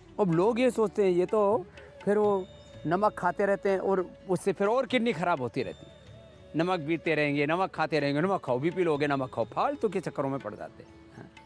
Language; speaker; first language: Hindi; native; Hindi